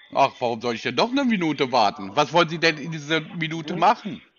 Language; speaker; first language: German; native; German